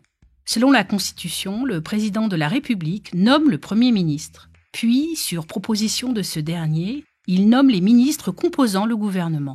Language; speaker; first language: French; native; French